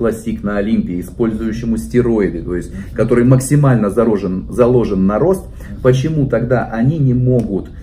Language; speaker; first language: Russian; native; Russian